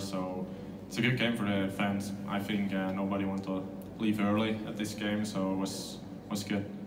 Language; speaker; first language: English; non-native, fluent; Swiss German